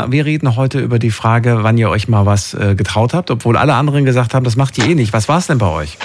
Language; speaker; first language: German; native; German